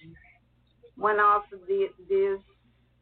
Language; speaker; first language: English; non-native, learner; Portuguese